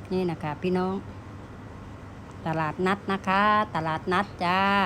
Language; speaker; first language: Thai; native; Thai